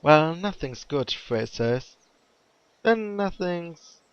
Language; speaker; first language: English; non-native, fluent; German